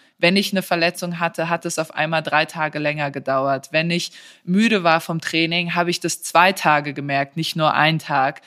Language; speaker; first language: German; early bilingual, other home language; Serbian